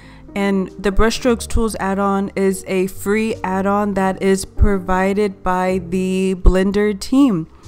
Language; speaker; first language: English; native; English